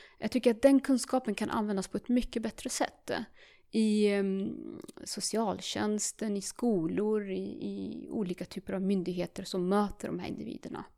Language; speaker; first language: Swedish; early bilingual, other home language; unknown